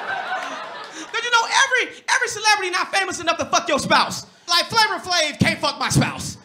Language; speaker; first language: English; native; English